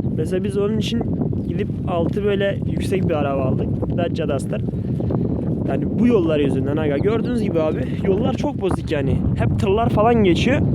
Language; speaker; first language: Turkish; non-native, local second language; Kurdish